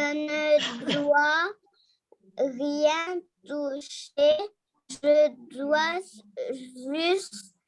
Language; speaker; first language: French; non-native, learner; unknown